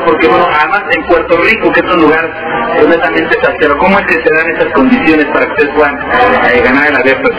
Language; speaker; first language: Spanish; native; Spanish